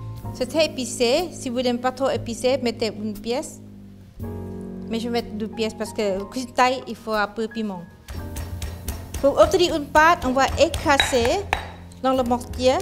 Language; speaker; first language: French; non-native, fluent; Thai